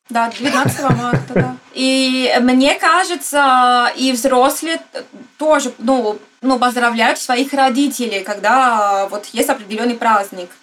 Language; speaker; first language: Russian; non-native, fluent; Italian